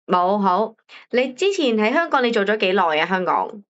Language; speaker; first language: Cantonese; native; Cantonese